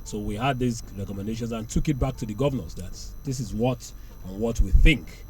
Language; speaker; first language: English; non-native, local second language; Yoruba